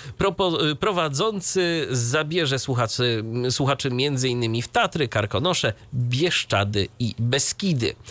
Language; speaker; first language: Polish; native; Polish